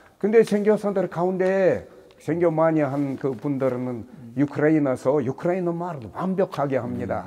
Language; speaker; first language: Korean; non-native, learner; Russian